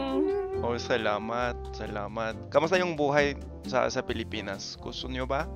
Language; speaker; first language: Filipino; non-native, fluent; English